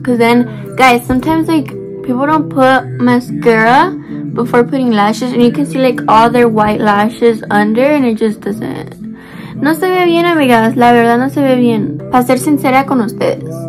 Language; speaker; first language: English; early bilingual, other home language; Spanish